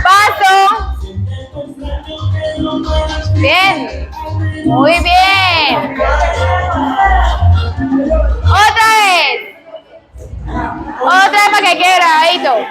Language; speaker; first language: Spanish; native; Spanish